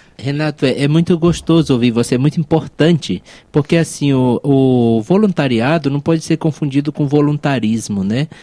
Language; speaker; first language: Portuguese; native; Portuguese